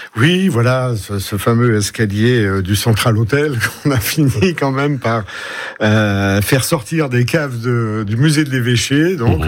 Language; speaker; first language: French; native; French